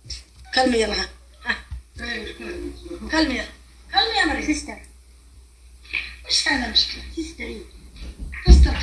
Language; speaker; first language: Arabic; native; Arabic